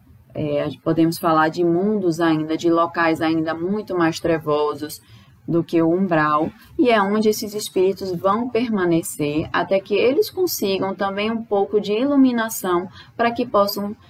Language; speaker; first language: Portuguese; native; Portuguese